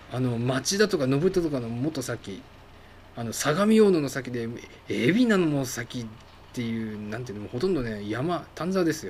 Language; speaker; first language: Japanese; native; Japanese